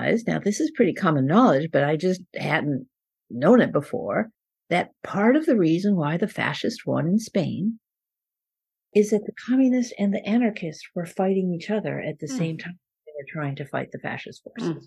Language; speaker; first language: English; non-native, fluent; Spanish